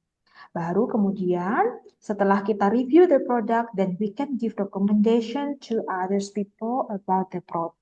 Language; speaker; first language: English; non-native, fluent; Indonesian